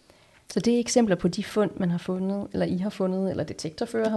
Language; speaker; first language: Danish; native; Danish